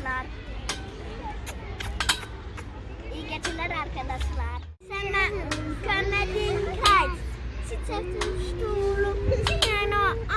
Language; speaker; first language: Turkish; early bilingual, heritage; Turkish